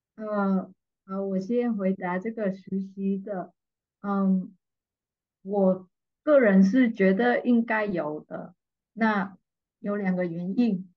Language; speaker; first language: Chinese; non-native, fluent; Vietnamese